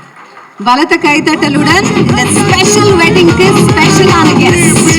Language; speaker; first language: Tamil; native; Tamil